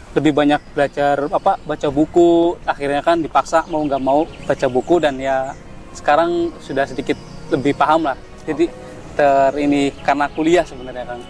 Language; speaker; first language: Indonesian; native; Indonesian